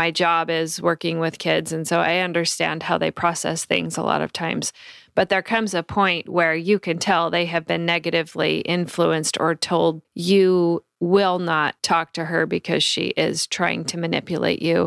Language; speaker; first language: English; native; English